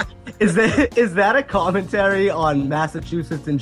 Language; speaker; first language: English; native; English